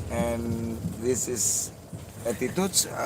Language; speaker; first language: English; non-native, learner; Indonesian